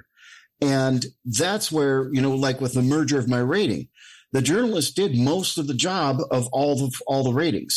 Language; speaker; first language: English; native; English